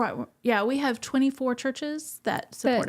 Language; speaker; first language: English; native; English